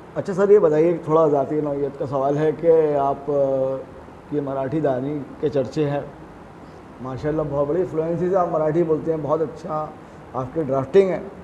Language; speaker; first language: Hindi; non-native, local second language; Urdu